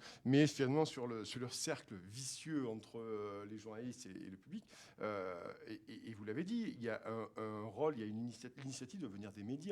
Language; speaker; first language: French; native; French